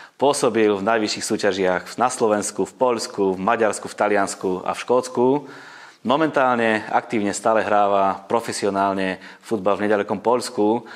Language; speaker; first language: Slovak; native; Slovak